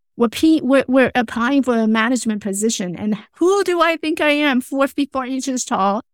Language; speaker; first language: English; non-native, fluent; Chinese